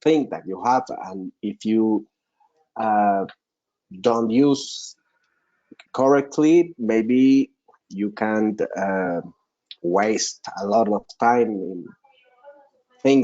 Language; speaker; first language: English; non-native, local second language; Spanish